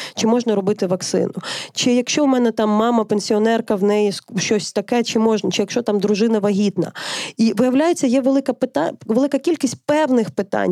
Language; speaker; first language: Ukrainian; native; Ukrainian